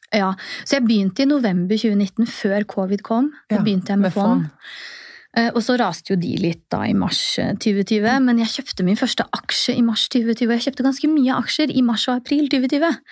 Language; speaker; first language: Norwegian; native; Norwegian